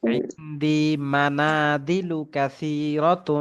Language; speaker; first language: Arabic; non-native, fluent; Bangla